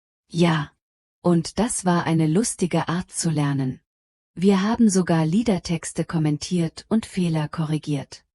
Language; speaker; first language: German; non-native, fluent; Polish